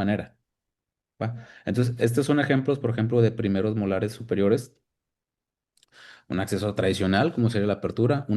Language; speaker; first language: Spanish; native; Spanish